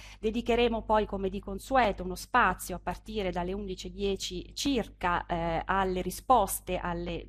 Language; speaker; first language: Italian; native; Italian